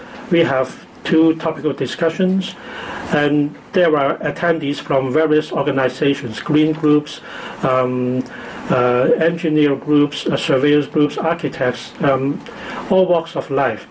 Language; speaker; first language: English; non-native, local second language; Cantonese